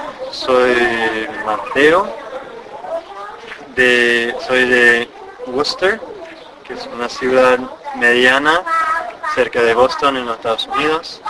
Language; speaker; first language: Spanish; non-native, fluent; English